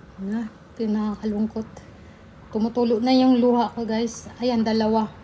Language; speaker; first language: Filipino; native; Filipino